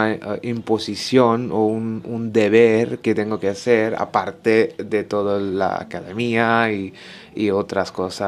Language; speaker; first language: Spanish; non-native, learner; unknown